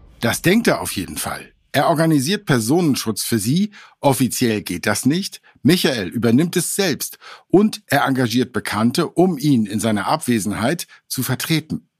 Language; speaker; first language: German; native; German